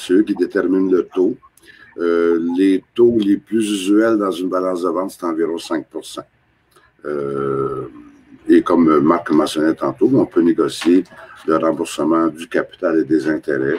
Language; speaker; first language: French; native; French